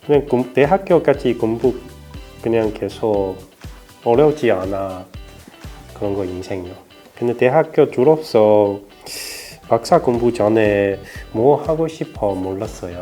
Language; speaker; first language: Korean; non-native, learner; Chinese